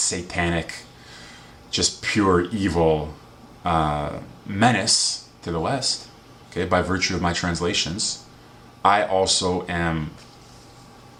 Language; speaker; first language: English; native; English